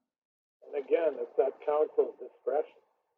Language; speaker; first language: English; native; English